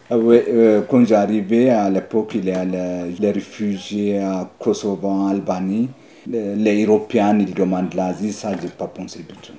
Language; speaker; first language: French; non-native, learner; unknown